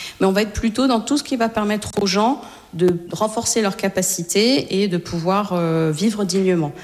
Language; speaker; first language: French; native; French